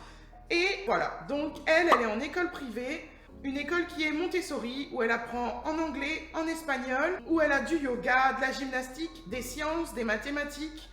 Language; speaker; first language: French; native; French